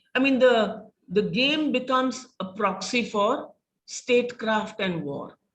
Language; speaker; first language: English; non-native, local second language; Hindi